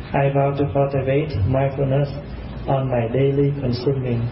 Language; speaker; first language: English; non-native, fluent; Vietnamese